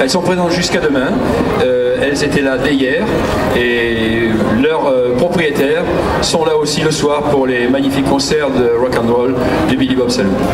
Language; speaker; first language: French; native; French